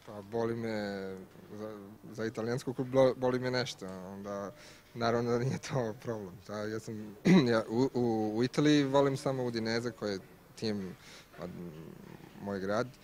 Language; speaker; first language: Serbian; non-native, learner; Italian